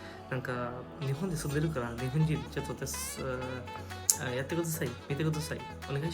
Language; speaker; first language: Japanese; non-native, learner; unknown